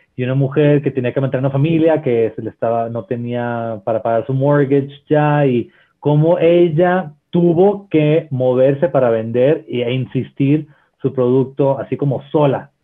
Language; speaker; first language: Spanish; native; Spanish